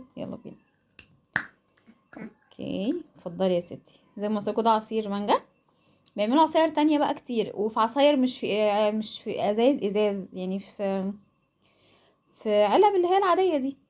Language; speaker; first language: Arabic; native; Arabic